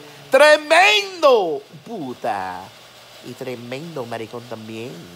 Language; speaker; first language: Spanish; non-native, learner; English